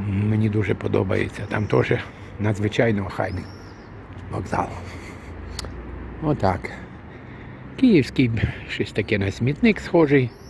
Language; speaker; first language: Ukrainian; non-native, local second language; Russian